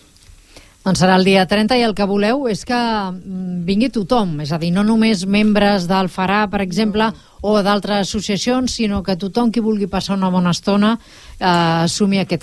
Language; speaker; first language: Catalan; native; Catalan